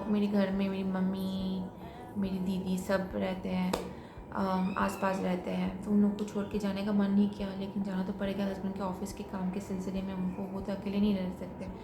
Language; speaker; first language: Hindi; non-native, local second language; Bangla